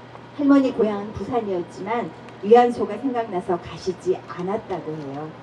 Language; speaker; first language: Korean; native; Korean